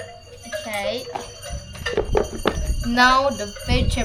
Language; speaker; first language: English; non-native, fluent; Indonesian